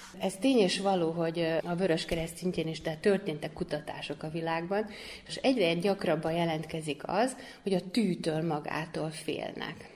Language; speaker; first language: Hungarian; native; Hungarian